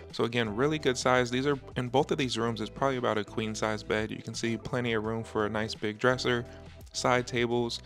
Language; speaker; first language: English; native; English